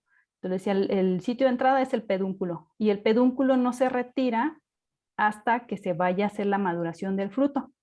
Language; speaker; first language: Spanish; native; Spanish